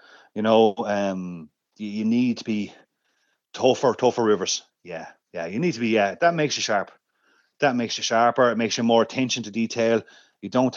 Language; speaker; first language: English; native; English